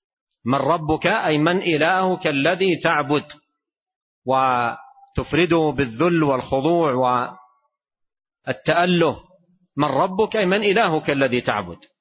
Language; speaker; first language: Arabic; native; Arabic